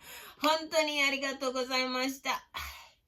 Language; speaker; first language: Japanese; non-native, learner; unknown